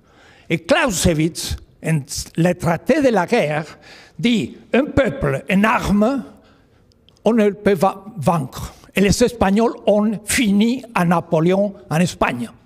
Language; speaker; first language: French; non-native, fluent; Spanish